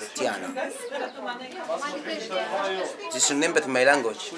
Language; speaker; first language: English; non-native, learner; Arabic